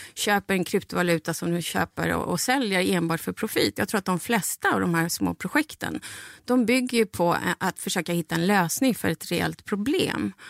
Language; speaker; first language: Swedish; non-native, fluent; Spanish